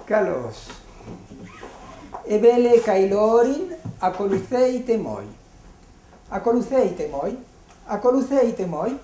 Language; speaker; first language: Greek; non-native, fluent; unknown